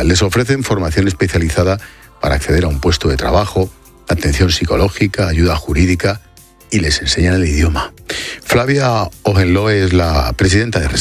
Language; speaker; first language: Spanish; native; Spanish